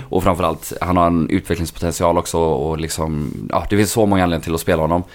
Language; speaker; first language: Swedish; native; Swedish